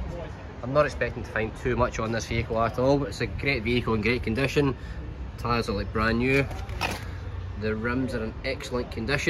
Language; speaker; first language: English; native; English